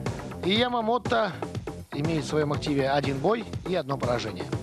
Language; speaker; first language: Russian; native; Russian